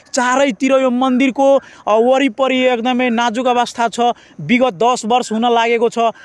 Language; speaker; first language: Nepali; non-native, local second language; Maithili